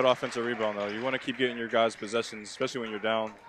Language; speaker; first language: English; native; English